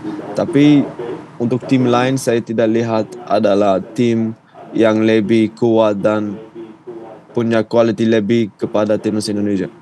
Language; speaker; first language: Indonesian; non-native, fluent; Dutch